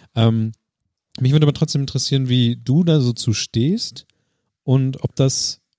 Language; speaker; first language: German; native; German